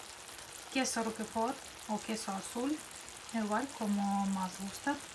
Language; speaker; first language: Spanish; non-native, fluent; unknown